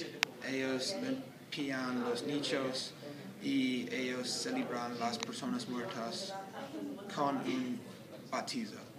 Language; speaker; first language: Spanish; non-native, learner; English